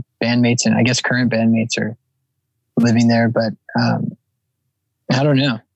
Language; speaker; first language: English; native; English